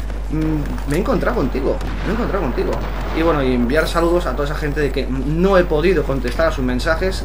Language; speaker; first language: Spanish; native; Spanish